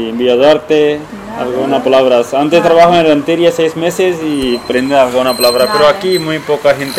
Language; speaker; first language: Spanish; non-native, learner; Urdu